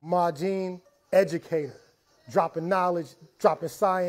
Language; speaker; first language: English; native; English